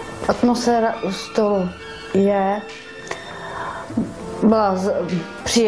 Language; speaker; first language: Czech; non-native, learner; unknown